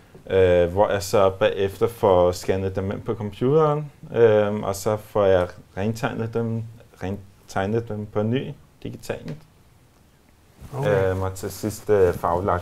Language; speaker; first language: Danish; native; Danish